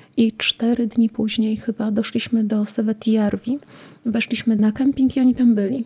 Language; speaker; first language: Polish; native; Polish